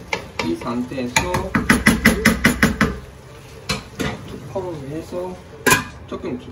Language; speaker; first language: Korean; non-native, fluent; Japanese